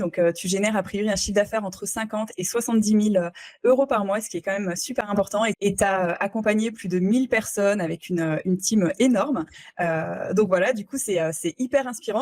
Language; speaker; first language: French; native; French